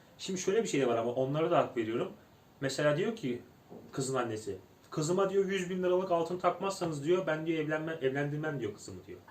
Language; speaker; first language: Turkish; native; Turkish